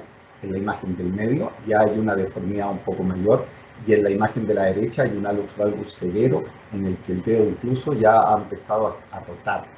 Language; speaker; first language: Spanish; native; Spanish